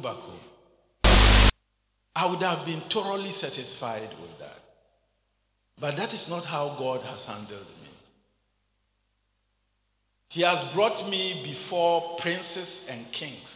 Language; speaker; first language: English; non-native, local second language; Akan